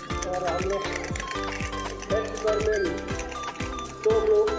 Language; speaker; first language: Hindi; non-native, local second language; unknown